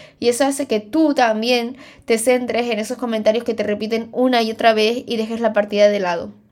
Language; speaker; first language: Spanish; early bilingual, other home language; Chinese